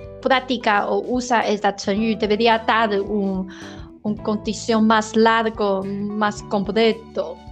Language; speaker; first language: Spanish; non-native, learner; Chinese